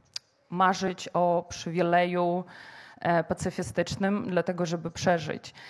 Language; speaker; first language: Polish; non-native, fluent; Ukrainian